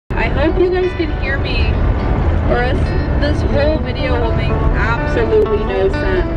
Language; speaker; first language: English; native; English